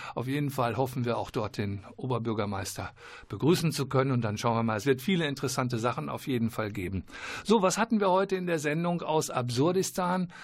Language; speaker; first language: German; native; German